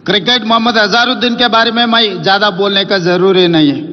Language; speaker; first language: Hindi; non-native, local second language; Telugu